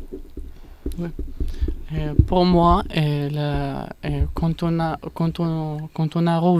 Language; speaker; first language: French; non-native, learner; Arabic